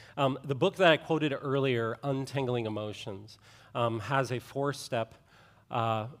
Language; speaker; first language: English; native; English